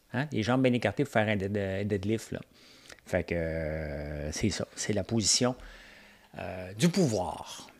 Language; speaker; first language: French; native; French